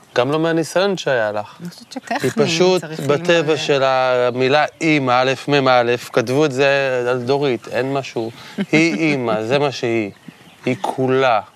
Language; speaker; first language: Hebrew; native; Hebrew